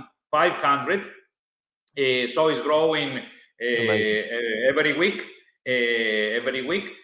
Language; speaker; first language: English; non-native, learner; Italian